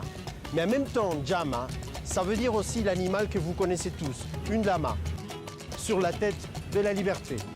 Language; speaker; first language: French; non-native, fluent; Spanish